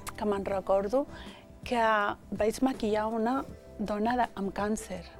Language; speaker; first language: Catalan; early bilingual, other home language; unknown